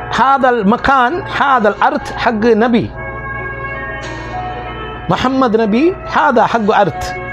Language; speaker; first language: Arabic; non-native, learner; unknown